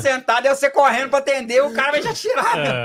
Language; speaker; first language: Portuguese; native; Portuguese